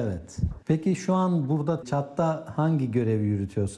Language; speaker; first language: Turkish; native; Turkish